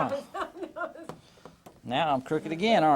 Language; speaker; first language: English; native; English